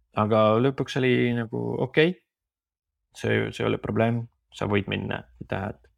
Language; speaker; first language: Estonian; non-native, fluent; Spanish